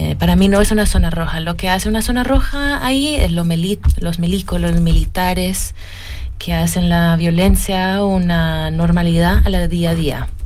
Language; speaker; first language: Spanish; early bilingual, heritage; Spanish